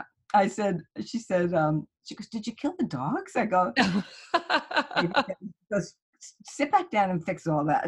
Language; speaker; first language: English; native; English